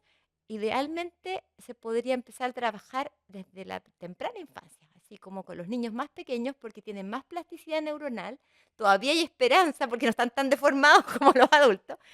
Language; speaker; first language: Spanish; native; Spanish